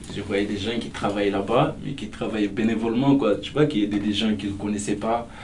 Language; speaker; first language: French; non-native, local second language; Fula